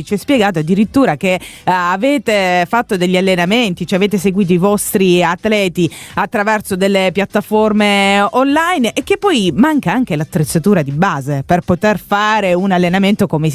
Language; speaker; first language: Italian; native; Italian